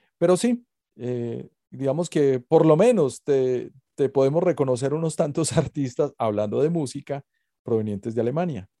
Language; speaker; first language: Spanish; native; Spanish